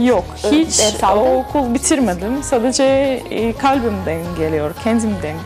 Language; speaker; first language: Turkish; non-native, learner; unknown